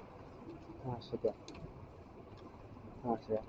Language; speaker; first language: Chinese; native; Chinese